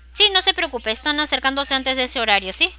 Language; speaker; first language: Spanish; native; Spanish